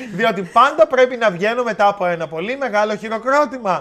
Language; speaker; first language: Greek; native; Greek